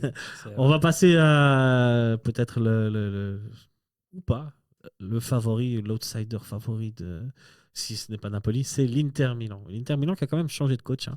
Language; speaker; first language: French; native; French